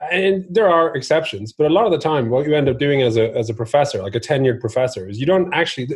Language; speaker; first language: English; non-native, fluent; Norwegian